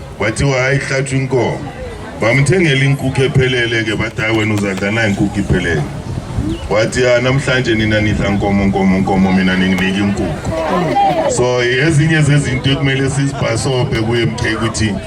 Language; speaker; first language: Zulu; native; Zulu